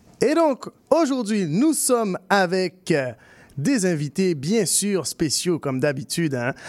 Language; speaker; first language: French; native; French